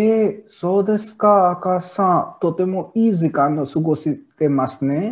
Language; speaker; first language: Japanese; non-native, learner; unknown